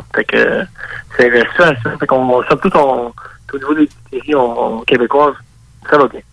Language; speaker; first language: French; native; French